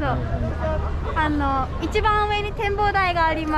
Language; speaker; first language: Japanese; native; Japanese